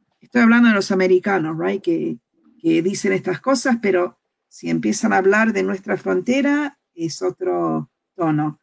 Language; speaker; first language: Spanish; early bilingual, heritage; Spanish